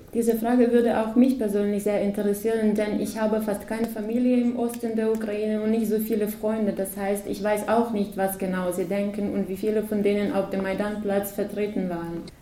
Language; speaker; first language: German; non-native, fluent; Ukrainian